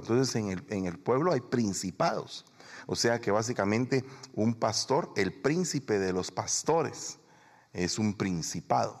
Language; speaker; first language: Spanish; native; Spanish